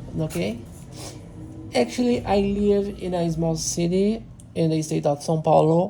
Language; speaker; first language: English; non-native, learner; Portuguese